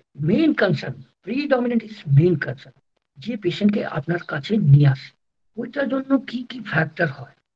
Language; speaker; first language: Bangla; non-native, local second language; Hindi